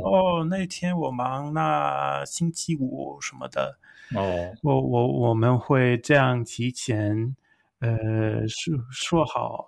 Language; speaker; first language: Chinese; non-native, fluent; English